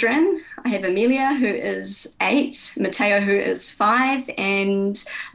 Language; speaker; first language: English; native; English